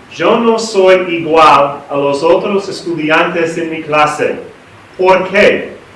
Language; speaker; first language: Spanish; non-native, learner; English